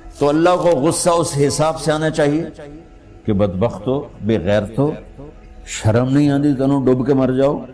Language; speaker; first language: Urdu; non-native, local second language; Punjabi